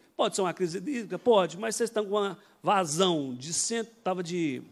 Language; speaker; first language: Portuguese; native; Portuguese